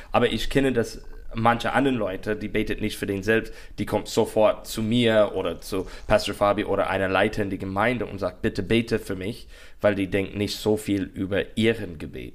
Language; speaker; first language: German; non-native, learner; English